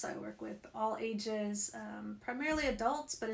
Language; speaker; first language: English; native; English